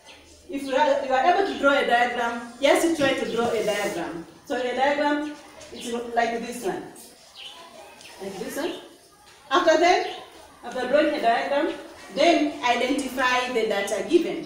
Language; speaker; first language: English; non-native, local second language; Swahili